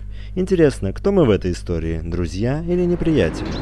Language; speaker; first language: Russian; native; Russian